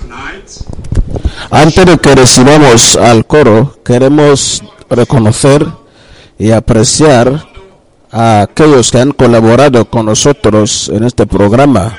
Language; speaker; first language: Spanish; non-native, learner; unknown